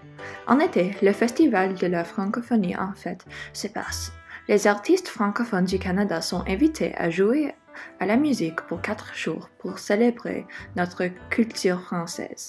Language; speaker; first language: French; non-native, learner; English